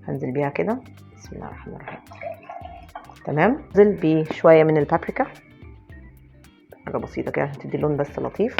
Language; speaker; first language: Arabic; native; Arabic